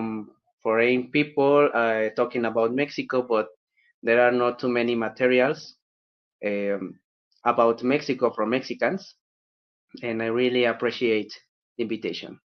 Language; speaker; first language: English; non-native, fluent; Spanish